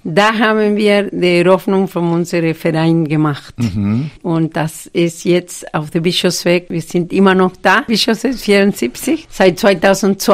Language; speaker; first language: German; non-native, fluent; Spanish